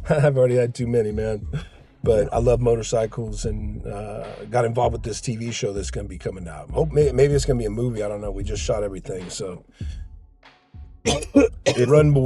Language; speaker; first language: English; native; English